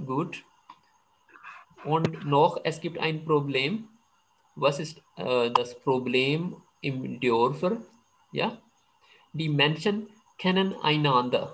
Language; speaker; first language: German; non-native, fluent; Urdu